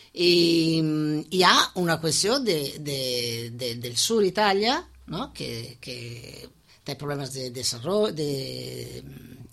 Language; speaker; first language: Catalan; non-native, fluent; Italian